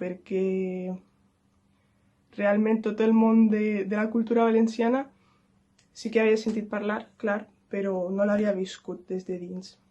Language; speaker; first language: Catalan; non-native, local second language; Spanish